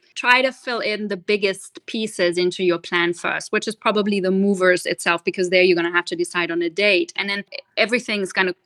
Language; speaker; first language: English; non-native, fluent; German